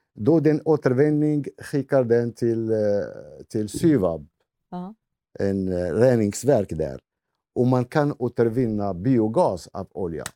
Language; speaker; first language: Swedish; non-native, fluent; Arabic